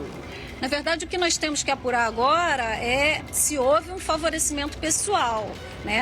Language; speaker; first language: Portuguese; native; Portuguese